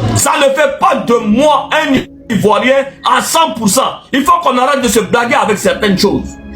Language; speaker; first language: French; non-native, local second language; Arabic